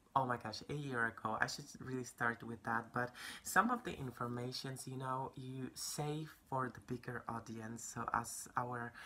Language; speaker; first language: English; non-native, fluent; Polish